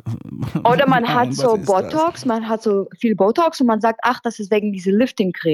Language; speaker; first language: German; non-native, fluent; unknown